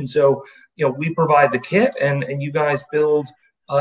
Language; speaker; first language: English; native; English